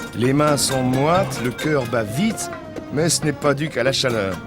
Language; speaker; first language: French; native; French